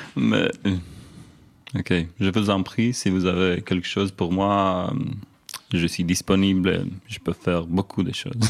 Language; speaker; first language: French; non-native, learner; Romanian